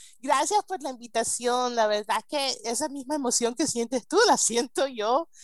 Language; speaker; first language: Spanish; early bilingual, heritage; Spanish